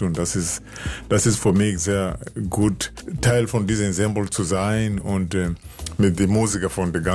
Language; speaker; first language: German; non-native, learner; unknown